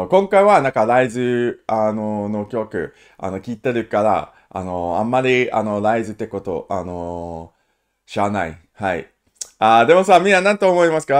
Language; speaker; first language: Japanese; non-native, learner; English